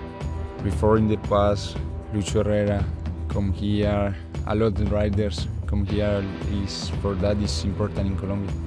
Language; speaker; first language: English; non-native, learner; Spanish